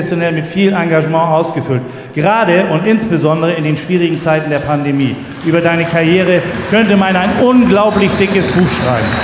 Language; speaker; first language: German; native; German